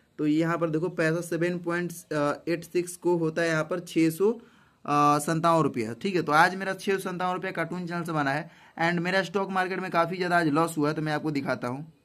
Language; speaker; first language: Hindi; native; Hindi